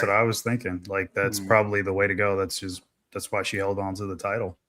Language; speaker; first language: English; native; English